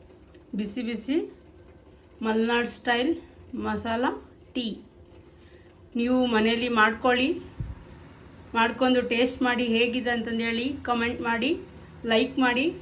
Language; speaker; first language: Kannada; native; Kannada